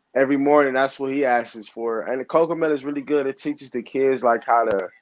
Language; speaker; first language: English; native; English